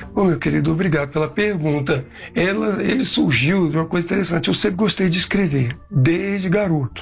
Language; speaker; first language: Portuguese; native; Portuguese